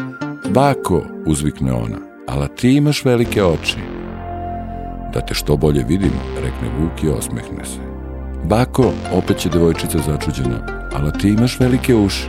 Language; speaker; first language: Serbian; native; Serbian